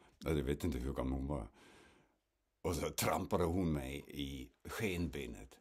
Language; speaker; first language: Swedish; non-native, fluent; German